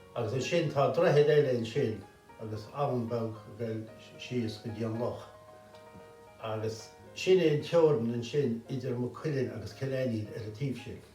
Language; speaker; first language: Irish; native; Irish